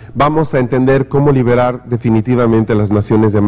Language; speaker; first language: Spanish; native; Spanish